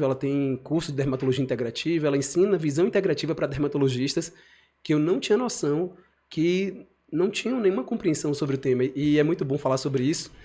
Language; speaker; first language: Portuguese; native; Portuguese